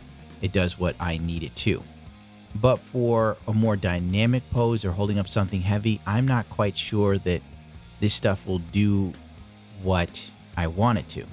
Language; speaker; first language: English; native; English